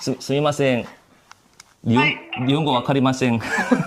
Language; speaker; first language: Japanese; non-native, learner; Korean